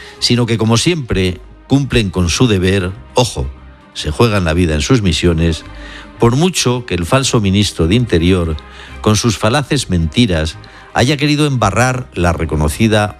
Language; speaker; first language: Spanish; native; Spanish